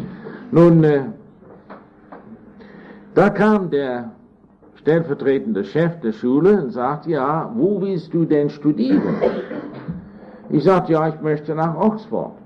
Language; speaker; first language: German; non-native, fluent; English